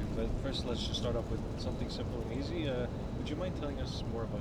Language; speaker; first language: English; non-native, local second language; French